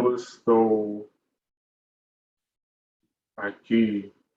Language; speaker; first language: Portuguese; non-native, learner; English